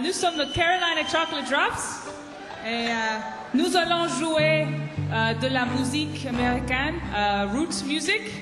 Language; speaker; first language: French; non-native, learner; English